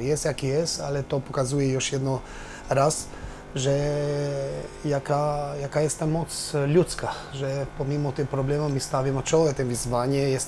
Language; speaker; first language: Polish; non-native, learner; Albanian